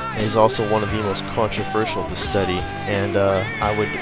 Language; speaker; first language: English; native; English